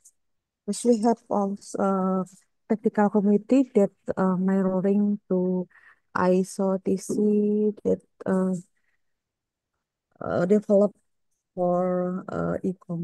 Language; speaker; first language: English; non-native, learner; Indonesian